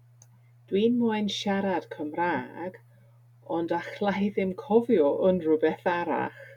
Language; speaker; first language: Welsh; non-native, learner; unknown